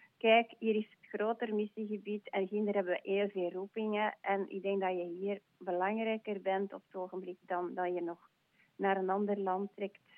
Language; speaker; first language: Dutch; non-native, local second language; French